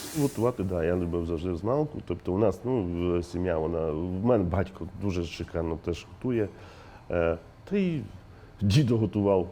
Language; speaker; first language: Ukrainian; native; Ukrainian